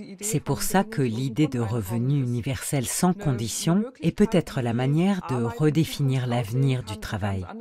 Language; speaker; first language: French; native; French